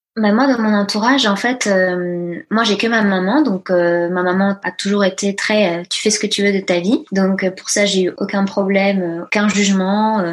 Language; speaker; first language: French; early bilingual, other home language; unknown